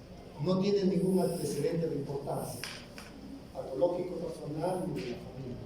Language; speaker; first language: Spanish; native; Spanish